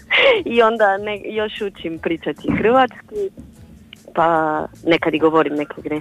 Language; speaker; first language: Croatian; non-native, learner; Portuguese